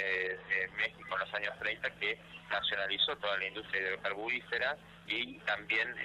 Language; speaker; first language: Spanish; native; Spanish